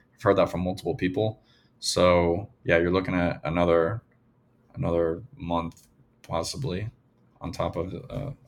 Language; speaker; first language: English; native; English